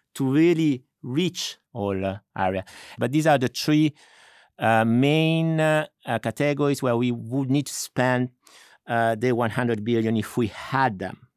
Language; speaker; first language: English; non-native, fluent; Italian